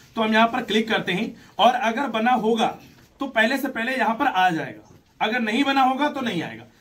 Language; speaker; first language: Hindi; native; Hindi